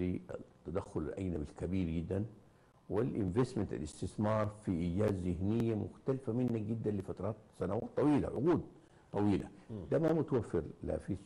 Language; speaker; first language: Arabic; native; Arabic